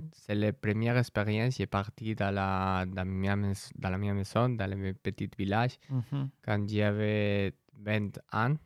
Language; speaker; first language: French; non-native, learner; Spanish